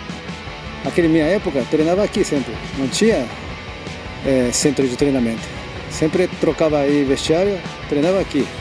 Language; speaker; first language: Portuguese; non-native, fluent; Japanese